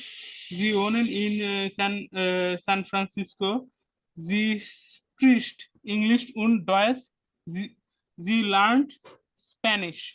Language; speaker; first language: German; non-native, learner; Bangla